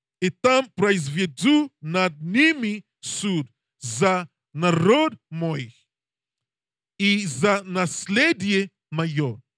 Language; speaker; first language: Russian; non-native, learner; English